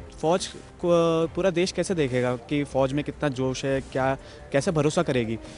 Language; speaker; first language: Hindi; non-native, local second language; Tamil